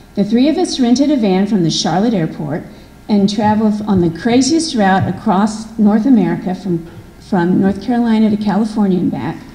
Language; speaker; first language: English; native; English